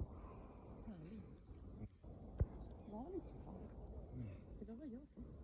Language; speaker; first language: Swedish; native; Swedish